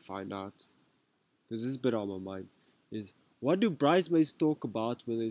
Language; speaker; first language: English; non-native, local second language; Afrikaans